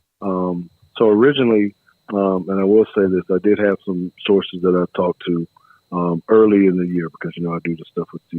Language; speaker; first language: English; native; English